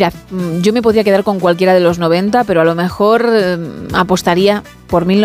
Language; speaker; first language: Spanish; native; Spanish